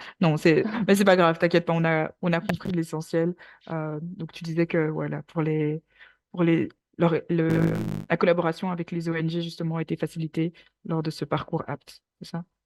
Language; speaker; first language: French; native; French